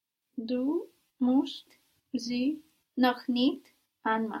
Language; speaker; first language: German; non-native, learner; English